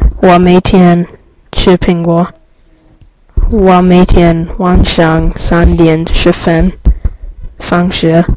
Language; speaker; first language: Chinese; non-native, learner; English